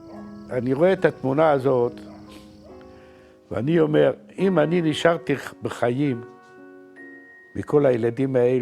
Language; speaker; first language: Hebrew; non-native, fluent; Yiddish